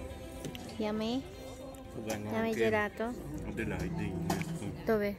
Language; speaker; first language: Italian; non-native, learner; Filipino